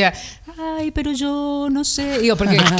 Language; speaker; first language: Spanish; native; Spanish